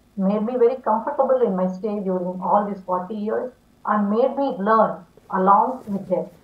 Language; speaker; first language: English; non-native, local second language; Tamil